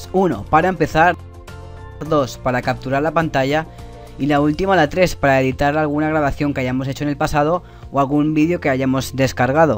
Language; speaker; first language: Spanish; native; Spanish